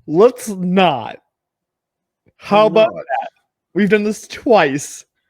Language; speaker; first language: English; native; English